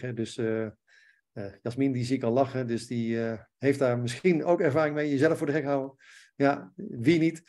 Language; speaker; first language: Dutch; native; Dutch